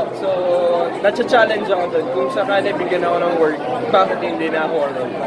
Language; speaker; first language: Filipino; early bilingual, heritage; Italian